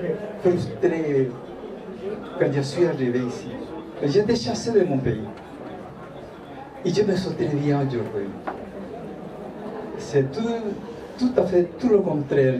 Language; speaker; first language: French; non-native, fluent; Spanish